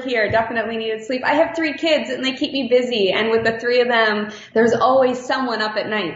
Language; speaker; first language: English; native; English